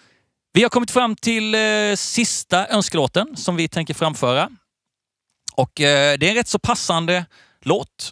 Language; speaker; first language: Swedish; native; Swedish